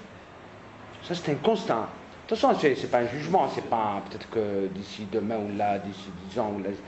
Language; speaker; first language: French; non-native, local second language; Kabyle